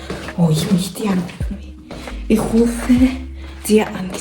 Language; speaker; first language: German; non-native, learner; Mongolian